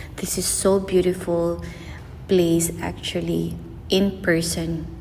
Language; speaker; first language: English; non-native, local second language; Filipino